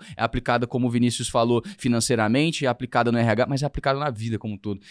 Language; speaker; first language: Portuguese; native; Portuguese